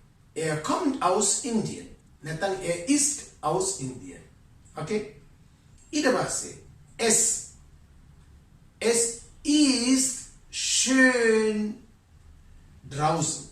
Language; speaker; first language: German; non-native, fluent; Sinhala